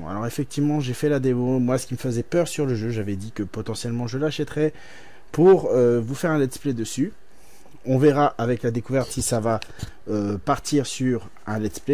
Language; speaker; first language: French; native; French